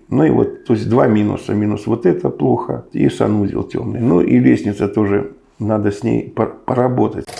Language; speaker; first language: Russian; native; Russian